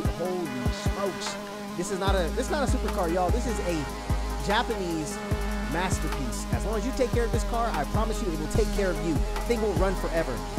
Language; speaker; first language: English; native; English